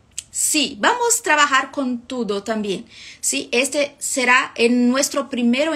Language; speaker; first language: Spanish; non-native, fluent; Portuguese